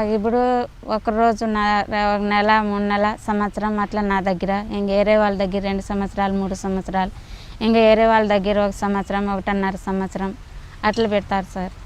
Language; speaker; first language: Telugu; native; Telugu